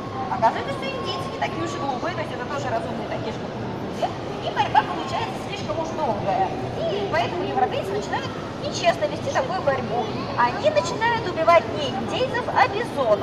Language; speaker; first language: Russian; native; Russian